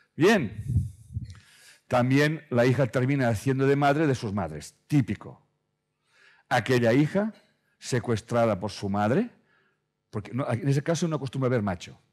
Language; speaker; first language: Spanish; native; Spanish